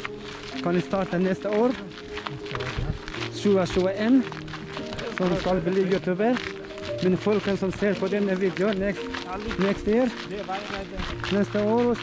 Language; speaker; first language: Norwegian; non-native, learner; Russian